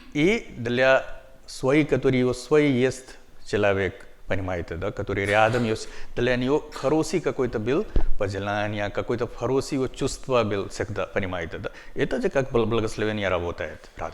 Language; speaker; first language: Russian; non-native, learner; Hindi